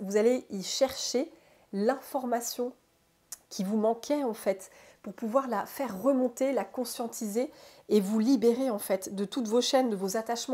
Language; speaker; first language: French; native; French